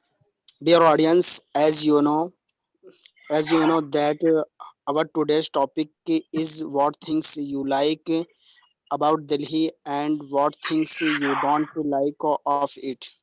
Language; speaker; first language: English; non-native, learner; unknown